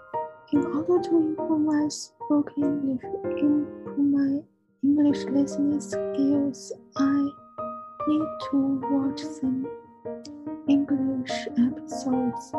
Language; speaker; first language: English; non-native, learner; Chinese